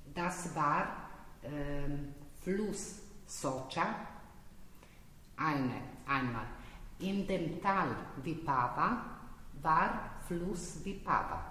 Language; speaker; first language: German; non-native, learner; Slovenian